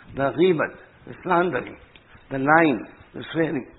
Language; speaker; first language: English; native; English